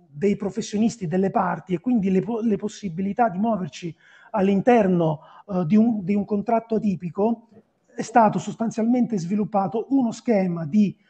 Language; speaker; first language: Italian; native; Italian